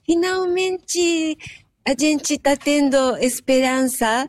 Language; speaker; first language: Portuguese; non-native, learner; Japanese